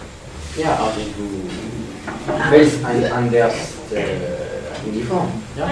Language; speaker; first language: German; non-native, learner; French